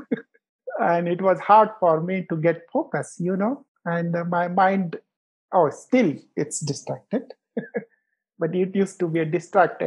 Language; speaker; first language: English; non-native, local second language; Marathi